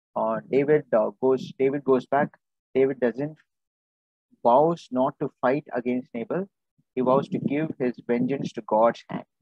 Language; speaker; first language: English; non-native, local second language; Tamil